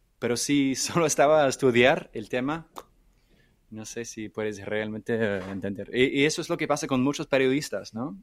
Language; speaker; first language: Spanish; non-native, fluent; English